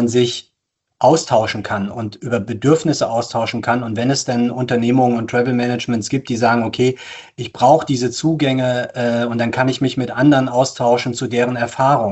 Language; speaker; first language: German; native; German